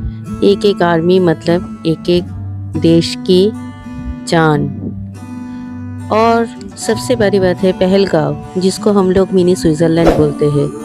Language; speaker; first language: Hindi; non-native, local second language; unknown